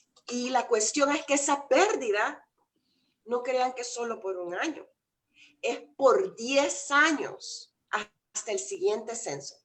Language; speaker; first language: Spanish; native; Spanish